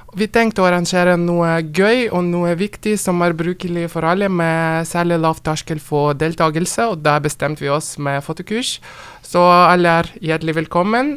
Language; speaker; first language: Norwegian; non-native, fluent; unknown